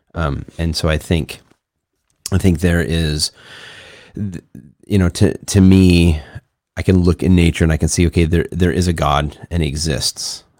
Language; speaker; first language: English; native; English